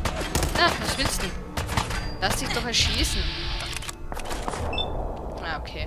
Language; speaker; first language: German; native; German